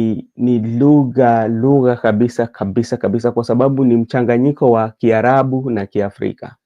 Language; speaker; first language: Swahili; non-native, local second language; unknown